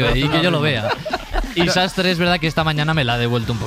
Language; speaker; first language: Spanish; native; Spanish